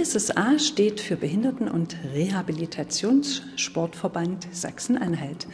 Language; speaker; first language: German; native; German